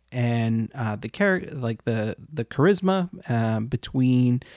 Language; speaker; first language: English; native; English